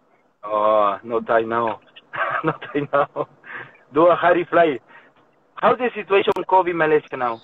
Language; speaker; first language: English; non-native, learner; Spanish